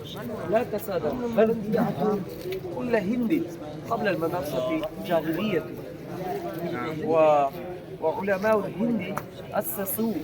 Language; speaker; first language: Arabic; non-native, learner; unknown